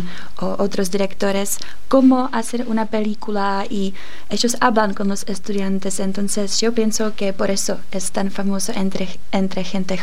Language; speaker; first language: Spanish; non-native, fluent; Czech